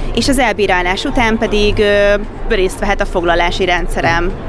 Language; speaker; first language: Hungarian; native; Hungarian